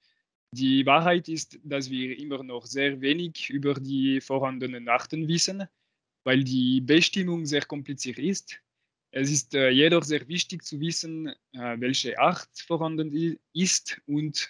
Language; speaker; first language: German; non-native, local second language; French